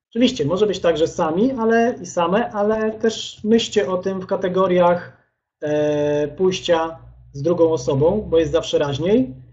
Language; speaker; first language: Polish; native; Polish